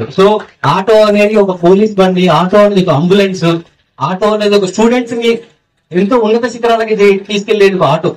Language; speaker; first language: Telugu; native; Telugu